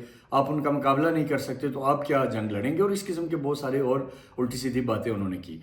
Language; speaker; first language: Urdu; native; Urdu